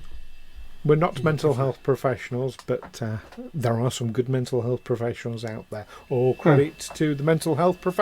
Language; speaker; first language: English; native; English